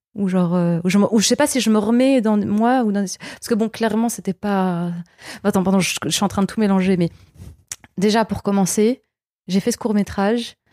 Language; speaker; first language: French; native; French